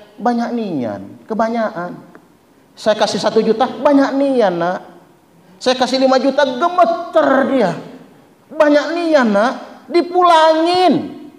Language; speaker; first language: Indonesian; non-native, local second language; Malay